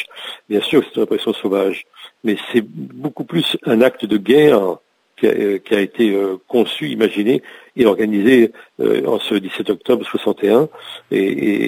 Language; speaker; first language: French; native; French